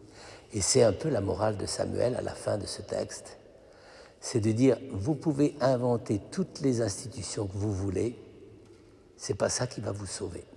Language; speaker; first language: French; native; French